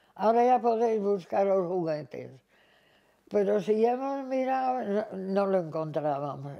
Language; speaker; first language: Spanish; native; Spanish